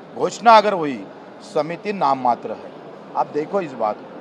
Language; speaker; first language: Hindi; non-native, local second language; Marathi